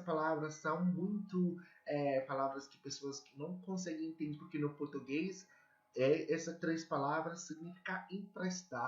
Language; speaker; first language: Portuguese; non-native, learner; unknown